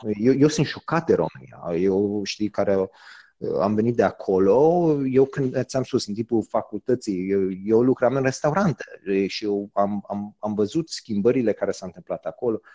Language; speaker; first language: Romanian; early bilingual, heritage; Romanian